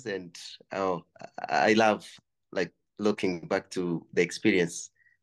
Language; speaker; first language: English; non-native, local second language; Kinyarwanda